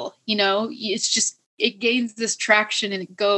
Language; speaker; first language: English; native; English